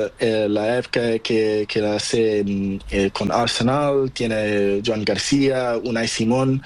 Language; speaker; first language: Spanish; non-native, learner; Portuguese